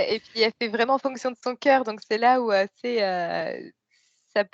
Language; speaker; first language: French; native; French